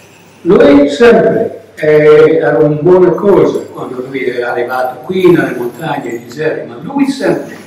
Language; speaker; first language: Italian; non-native, learner; English